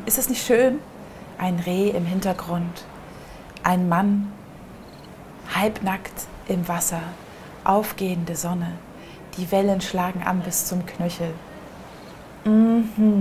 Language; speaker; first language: German; native; German